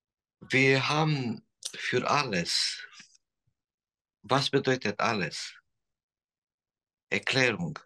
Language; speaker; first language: German; non-native, learner; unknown